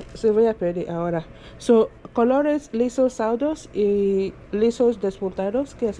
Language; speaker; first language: Spanish; non-native, learner; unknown